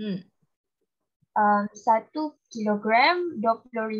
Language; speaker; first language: Chinese; non-native, learner; Malay